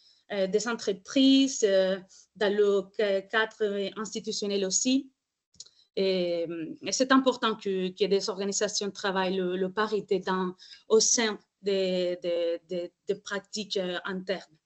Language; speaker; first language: French; non-native, fluent; Spanish